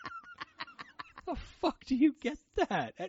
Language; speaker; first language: English; early bilingual, other home language; Portuguese